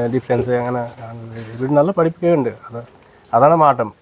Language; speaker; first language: Malayalam; non-native, learner; Nepali